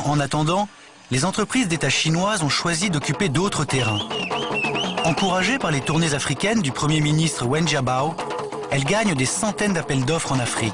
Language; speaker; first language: French; native; French